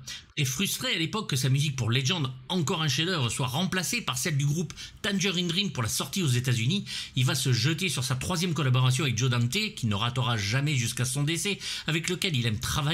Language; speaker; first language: French; native; French